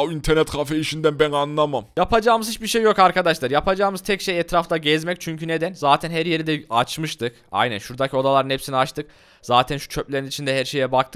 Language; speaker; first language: Turkish; native; Turkish